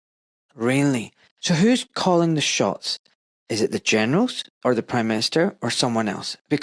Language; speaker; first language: English; native; English